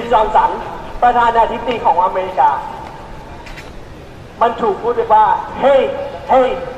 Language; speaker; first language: Thai; native; Thai